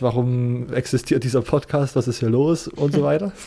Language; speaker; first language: German; native; German